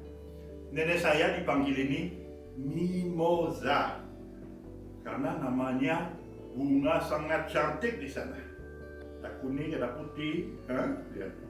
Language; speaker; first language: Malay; non-native, fluent; French